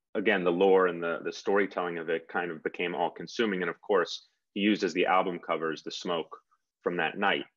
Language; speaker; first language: English; native; English